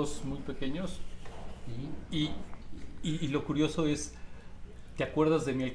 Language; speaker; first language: Spanish; native; Spanish